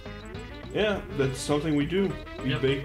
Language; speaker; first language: English; native; English